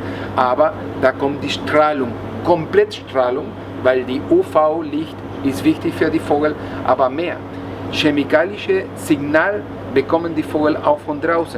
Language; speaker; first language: German; non-native, learner; Spanish